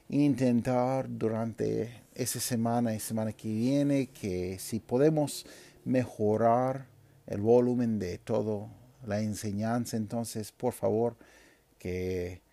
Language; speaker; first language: Spanish; non-native, fluent; English